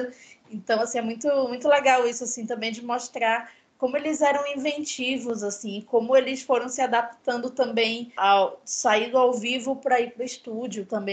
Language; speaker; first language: Portuguese; native; Portuguese